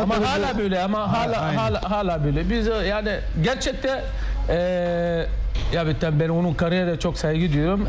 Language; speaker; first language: Turkish; non-native, learner; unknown